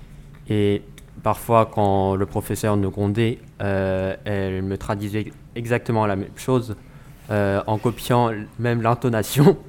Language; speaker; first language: French; non-native, fluent; English